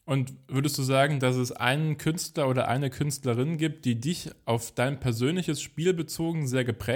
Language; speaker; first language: German; native; German